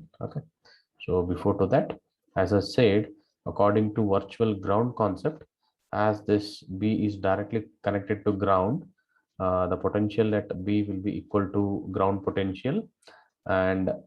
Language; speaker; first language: English; non-native, local second language; Kannada